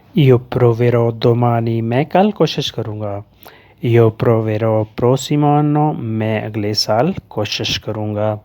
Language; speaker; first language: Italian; non-native, learner; Urdu